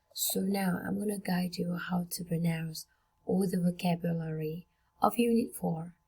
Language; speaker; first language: English; non-native, fluent; Vietnamese